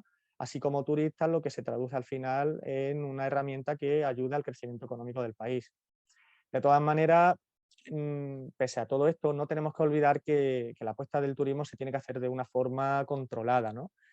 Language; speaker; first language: Spanish; native; Spanish